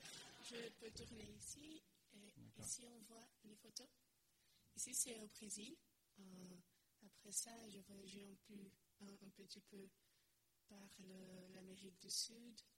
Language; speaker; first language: French; non-native, learner; Portuguese